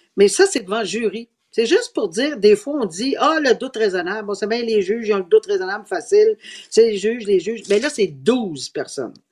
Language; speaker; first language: French; native; French